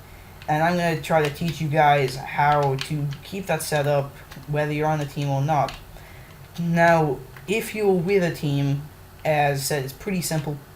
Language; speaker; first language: English; native; English